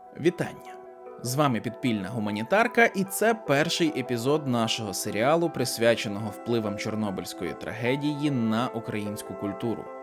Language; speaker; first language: Ukrainian; native; Ukrainian